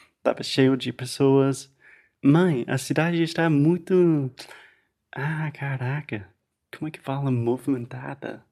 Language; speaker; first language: Portuguese; non-native, fluent; English